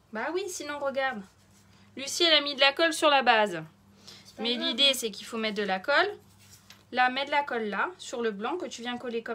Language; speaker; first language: French; native; French